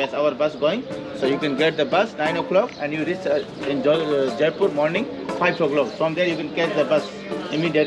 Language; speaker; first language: English; non-native, learner; Hindi